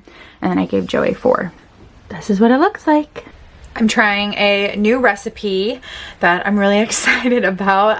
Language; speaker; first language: English; native; English